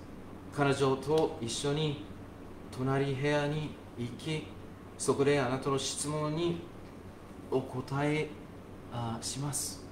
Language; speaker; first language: Japanese; non-native, fluent; English